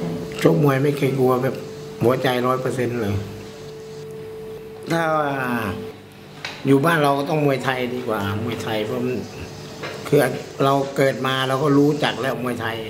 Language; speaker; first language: Thai; native; Thai